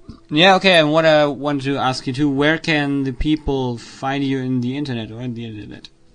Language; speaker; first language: English; non-native, learner; German